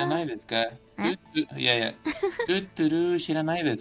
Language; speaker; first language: Japanese; non-native, learner; Spanish